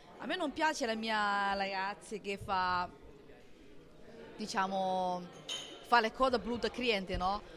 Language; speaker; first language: Italian; non-native, learner; Chinese